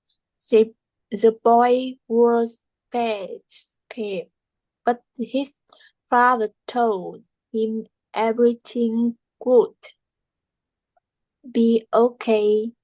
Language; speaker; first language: English; non-native, learner; Vietnamese